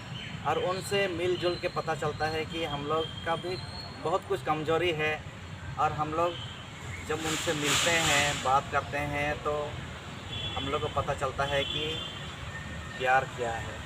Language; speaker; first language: Hindi; non-native, local second language; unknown